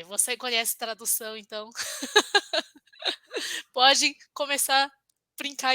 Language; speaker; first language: Portuguese; non-native, fluent; Chinese